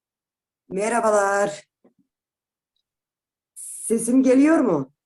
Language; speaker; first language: Turkish; native; Turkish